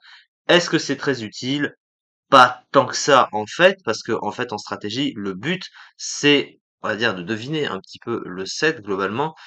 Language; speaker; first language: French; native; French